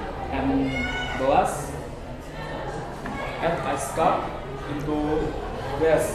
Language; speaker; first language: English; non-native, learner; Indonesian